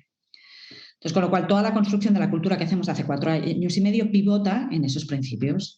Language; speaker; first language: Spanish; native; Spanish